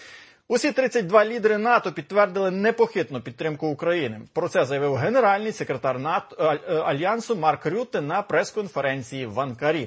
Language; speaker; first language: Ukrainian; native; Ukrainian